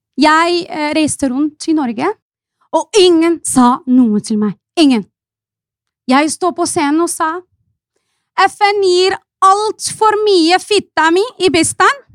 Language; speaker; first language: Norwegian; non-native, fluent; Arabic